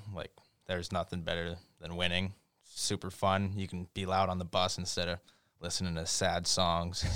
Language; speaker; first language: English; native; English